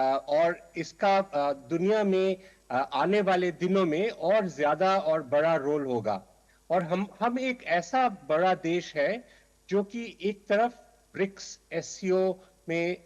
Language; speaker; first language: Hindi; native; Hindi